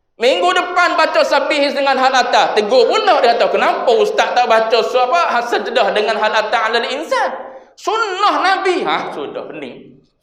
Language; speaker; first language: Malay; native; Malay